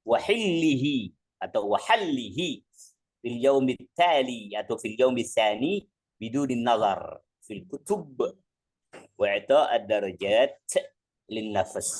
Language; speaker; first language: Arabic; non-native, fluent; Indonesian